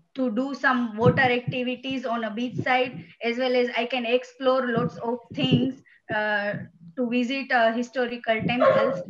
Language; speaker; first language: English; non-native, local second language; Gujarati